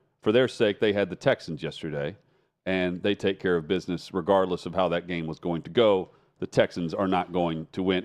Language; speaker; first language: English; native; English